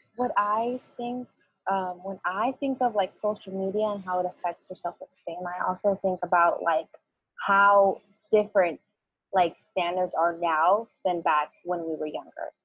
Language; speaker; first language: English; early bilingual, other home language; Spanish